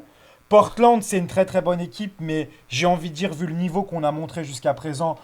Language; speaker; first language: French; native; French